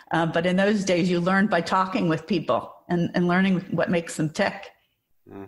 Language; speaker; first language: English; native; English